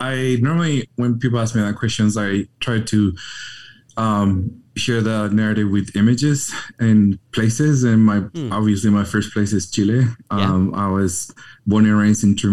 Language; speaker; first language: English; non-native, fluent; Spanish